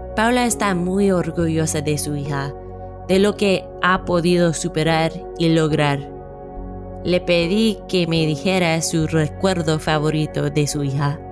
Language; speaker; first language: Spanish; non-native, fluent; English